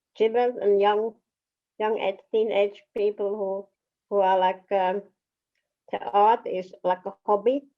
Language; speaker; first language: English; non-native, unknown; Finnish